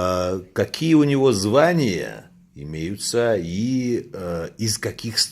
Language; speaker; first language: Russian; native; Russian